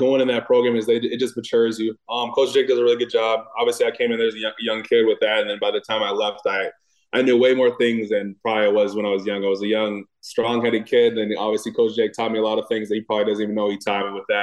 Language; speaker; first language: English; native; English